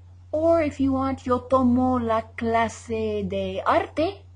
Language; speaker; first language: Spanish; non-native, fluent; English